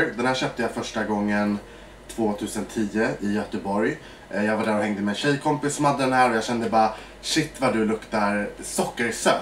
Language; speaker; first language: Swedish; early bilingual, other home language; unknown